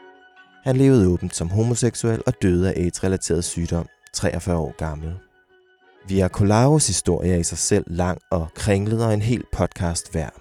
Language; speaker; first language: Danish; native; Danish